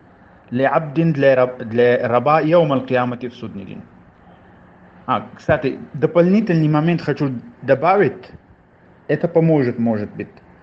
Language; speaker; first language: Russian; non-native, fluent; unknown